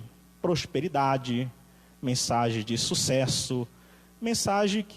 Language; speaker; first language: Portuguese; native; Portuguese